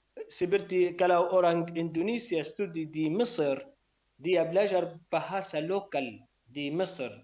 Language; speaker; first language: Indonesian; non-native, learner; Arabic